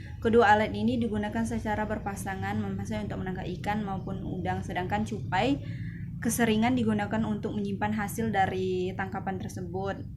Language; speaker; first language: Indonesian; non-native, local second language; Malay